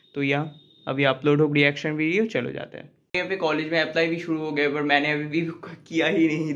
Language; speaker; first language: Hindi; non-native, local second language; Bangla